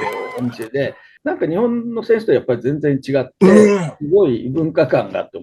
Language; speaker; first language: Japanese; native; Japanese